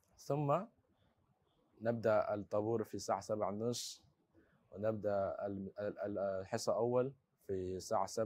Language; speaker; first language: Arabic; non-native, learner; Chinese